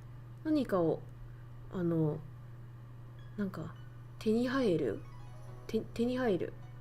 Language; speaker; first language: Japanese; non-native, fluent; Vietnamese